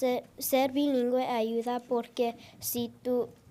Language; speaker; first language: Spanish; non-native, learner; English